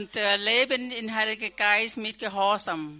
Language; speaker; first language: German; non-native, learner; Thai